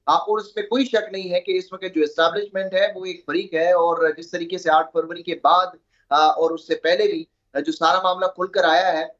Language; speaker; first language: Urdu; native; Urdu